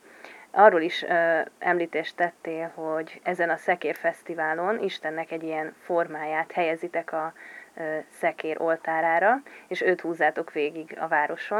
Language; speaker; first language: Hungarian; native; Hungarian